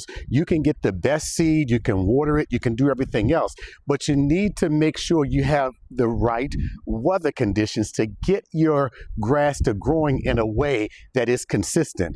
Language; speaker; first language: English; native; English